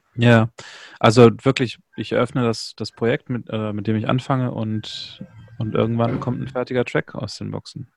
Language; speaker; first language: German; native; German